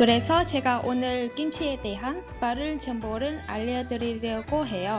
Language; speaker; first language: Korean; non-native, fluent; Vietnamese